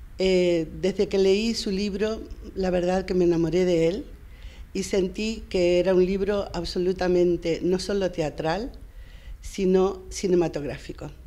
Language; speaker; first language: Spanish; native; Spanish